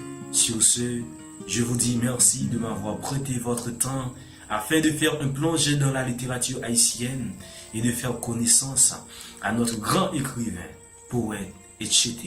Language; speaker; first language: French; non-native, local second language; Haitian Creole